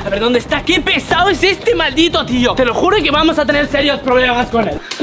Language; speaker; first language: Spanish; native; Spanish